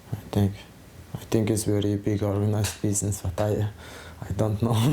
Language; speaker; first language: English; non-native, fluent; Mongolian